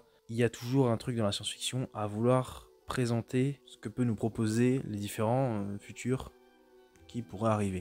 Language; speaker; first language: French; native; French